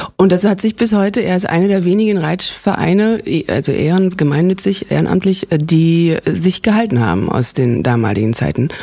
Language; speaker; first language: German; native; German